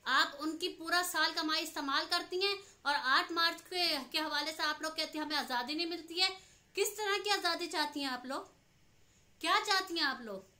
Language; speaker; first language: Urdu; native; Urdu